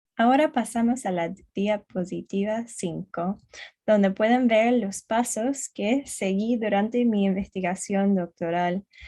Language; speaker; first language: Spanish; non-native, learner; English